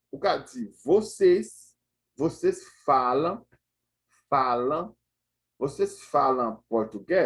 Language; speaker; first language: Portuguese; non-native, fluent; Haitian Creole